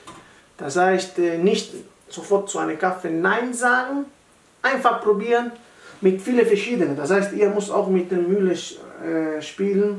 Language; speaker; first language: German; non-native, learner; Italian